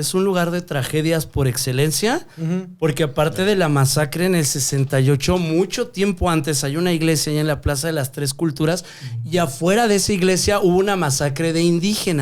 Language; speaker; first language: Spanish; native; Spanish